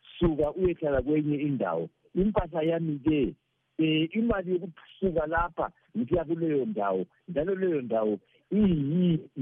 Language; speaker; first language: Zulu; non-native, local second language; Shona